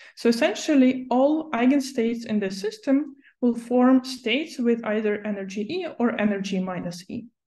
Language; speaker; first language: English; non-native, fluent; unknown